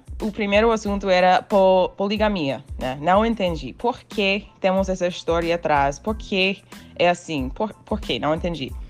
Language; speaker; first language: Portuguese; non-native, fluent; English